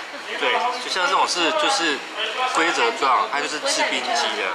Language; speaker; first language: Chinese; native; Chinese